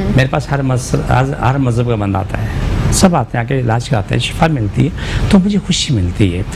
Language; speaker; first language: Urdu; non-native, local second language; Pashto